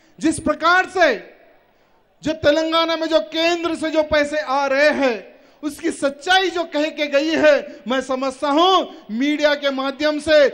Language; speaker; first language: Hindi; native; Hindi